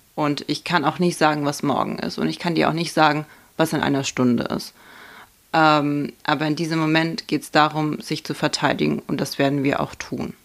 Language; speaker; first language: German; early bilingual, other home language; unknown